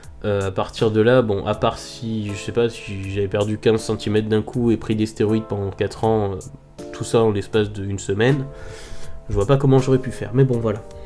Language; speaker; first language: French; native; French